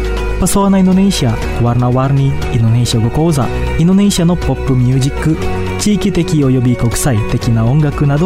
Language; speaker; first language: Japanese; non-native, fluent; Indonesian